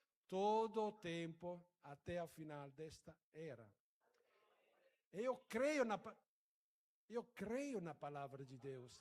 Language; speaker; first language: Portuguese; non-native, fluent; Italian